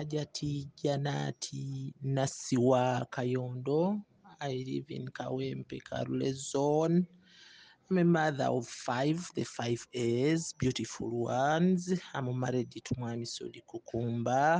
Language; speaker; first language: English; non-native, local second language; Ganda